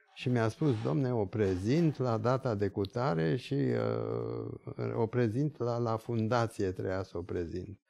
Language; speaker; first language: Romanian; early bilingual, other home language; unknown